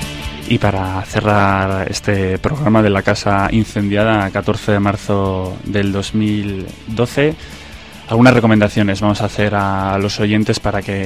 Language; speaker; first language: Spanish; native; Spanish